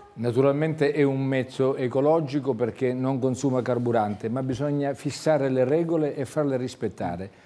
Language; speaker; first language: Italian; native; Italian